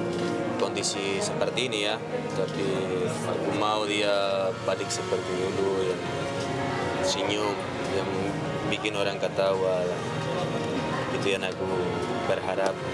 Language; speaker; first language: Indonesian; non-native, fluent; Spanish